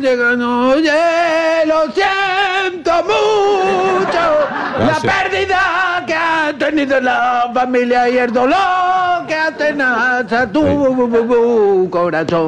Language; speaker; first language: Spanish; native; Spanish